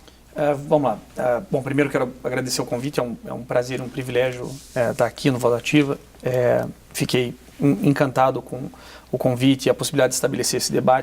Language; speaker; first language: Portuguese; native; Portuguese